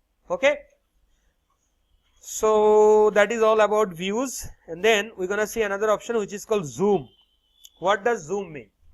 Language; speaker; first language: English; non-native, local second language; Bangla